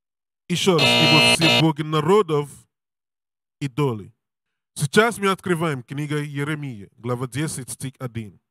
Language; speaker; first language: Russian; non-native, learner; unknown